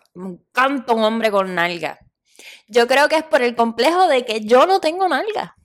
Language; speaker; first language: Spanish; native; Spanish